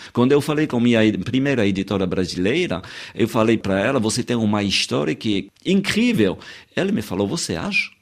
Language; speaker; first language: Portuguese; non-native, fluent; French